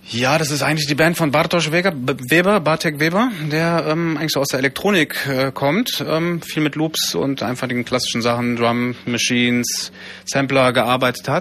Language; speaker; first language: German; native; German